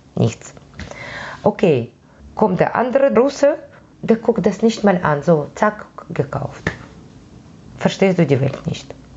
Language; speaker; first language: German; non-native, fluent; Russian